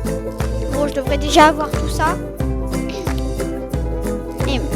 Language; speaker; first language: French; native; French